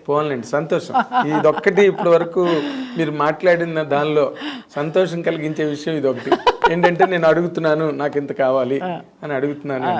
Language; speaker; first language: Telugu; native; Telugu